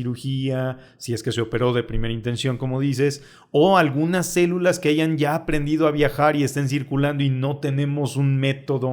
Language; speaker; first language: Spanish; native; Spanish